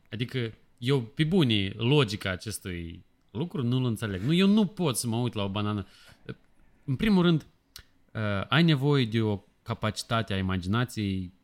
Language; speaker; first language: Romanian; non-native, local second language; Russian